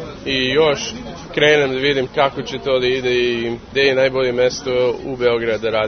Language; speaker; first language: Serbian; early bilingual, heritage; English